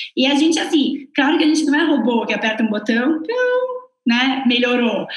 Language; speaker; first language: Portuguese; non-native, fluent; Italian